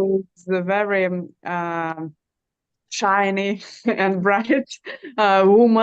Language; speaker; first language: English; non-native, learner; Russian